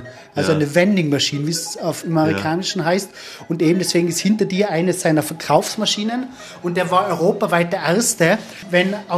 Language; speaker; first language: German; native; German